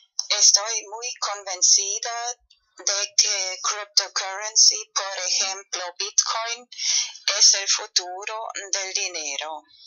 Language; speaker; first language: Spanish; non-native, fluent; German